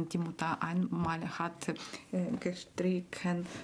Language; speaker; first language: German; non-native, learner; Ukrainian